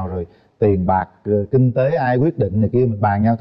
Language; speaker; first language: Vietnamese; native; Vietnamese